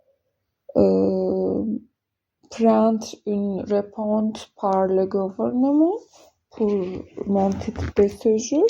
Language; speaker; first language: French; non-native, learner; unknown